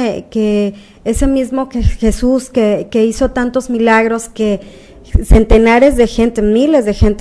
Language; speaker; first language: Spanish; native; Spanish